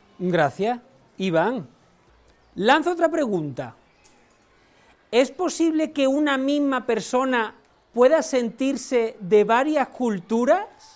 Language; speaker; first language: Spanish; native; Spanish